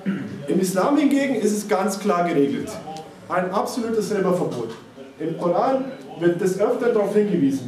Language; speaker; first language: German; native; German